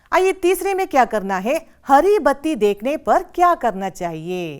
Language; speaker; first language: Hindi; non-native, local second language; Kannada